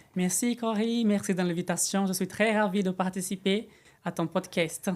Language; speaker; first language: French; non-native, fluent; Portuguese